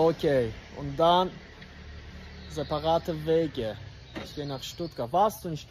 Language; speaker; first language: German; non-native, fluent; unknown